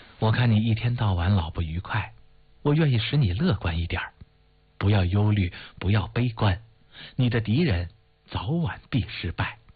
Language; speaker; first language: Chinese; native; Chinese